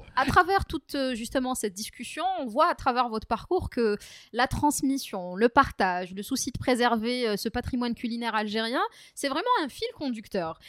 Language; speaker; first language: French; non-native, local second language; Arabic